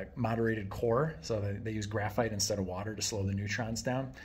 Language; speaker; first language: English; native; English